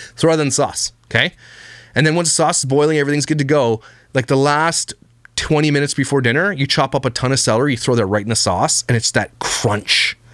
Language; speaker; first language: English; native; English